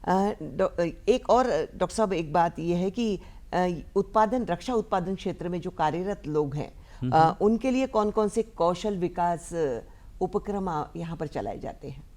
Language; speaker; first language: Hindi; non-native, local second language; Marathi